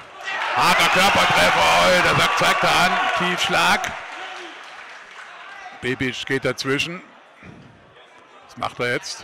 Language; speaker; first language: German; native; German